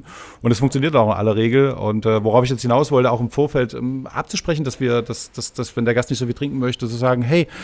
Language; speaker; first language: German; native; German